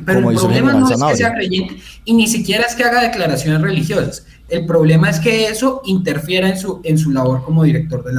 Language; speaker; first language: Spanish; native; Spanish